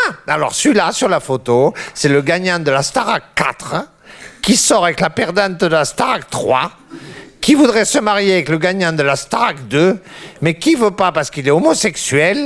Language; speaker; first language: French; native; French